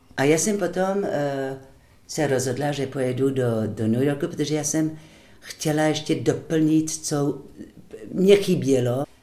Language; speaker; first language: Czech; non-native, fluent; French